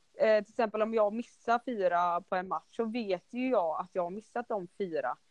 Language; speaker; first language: Swedish; early bilingual, other home language; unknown